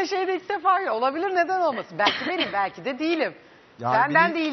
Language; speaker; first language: Turkish; native; Turkish